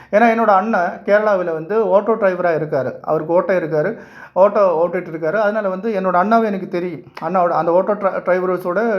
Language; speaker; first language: Tamil; non-native, local second language; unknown